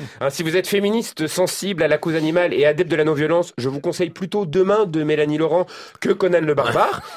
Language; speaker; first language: French; native; French